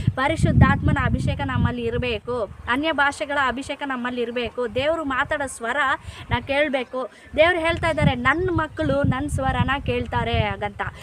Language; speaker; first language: Kannada; non-native, local second language; Telugu